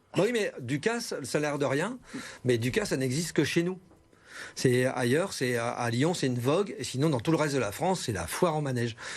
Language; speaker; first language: French; native; French